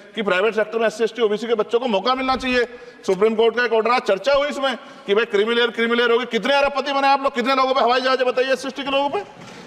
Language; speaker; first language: Hindi; native; Hindi